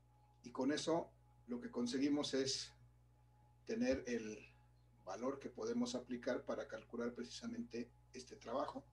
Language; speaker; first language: Spanish; native; Spanish